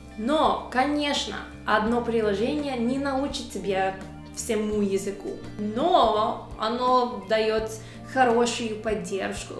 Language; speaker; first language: Russian; non-native, fluent; English